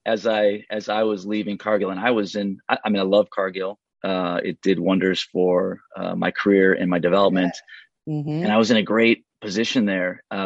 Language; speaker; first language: English; native; English